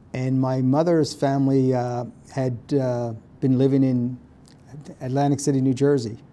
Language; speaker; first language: English; native; English